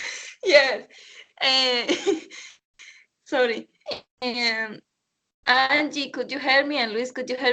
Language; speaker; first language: English; non-native, learner; Spanish